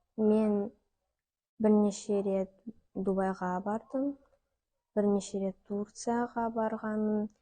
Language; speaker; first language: Kazakh; non-native, local second language; Russian